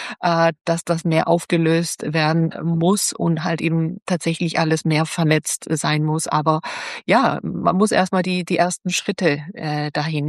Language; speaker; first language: German; native; German